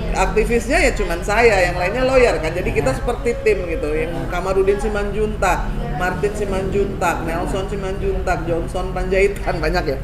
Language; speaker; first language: Indonesian; native; Indonesian